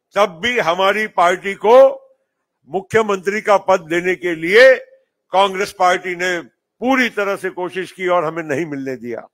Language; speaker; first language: Hindi; non-native, local second language; Marathi